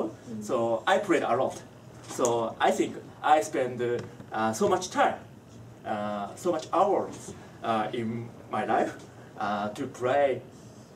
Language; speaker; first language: English; non-native, learner; Japanese